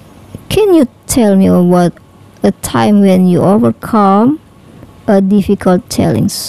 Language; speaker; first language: English; non-native, learner; Indonesian